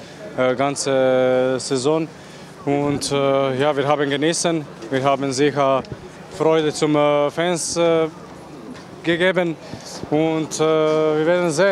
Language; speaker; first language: German; non-native, learner; Croatian